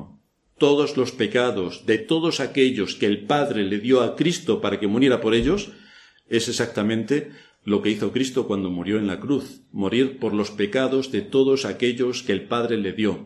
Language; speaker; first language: Spanish; native; Spanish